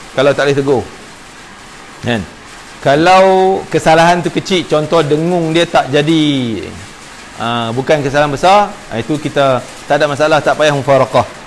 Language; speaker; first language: Malay; native; Malay